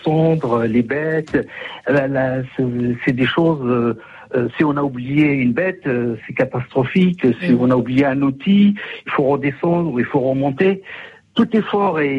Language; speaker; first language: French; non-native, local second language; Kabyle